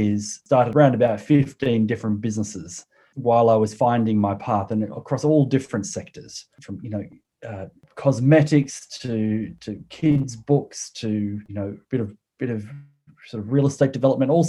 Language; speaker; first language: English; native; English